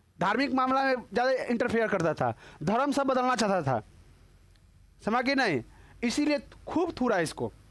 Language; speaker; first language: Hindi; native; Hindi